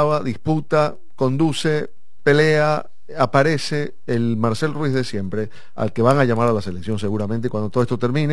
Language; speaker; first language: Spanish; native; Spanish